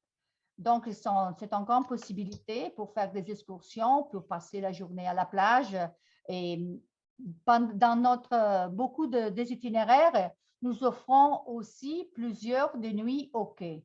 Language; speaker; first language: French; non-native, fluent; Italian